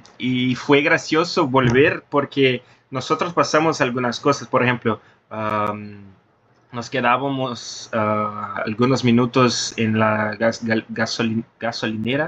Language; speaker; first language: Spanish; non-native, fluent; Portuguese